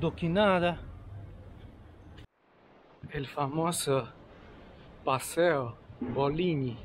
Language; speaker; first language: Spanish; non-native, fluent; Russian